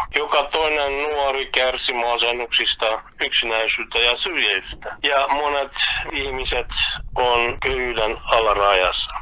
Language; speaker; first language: Finnish; non-native, fluent; Kurdish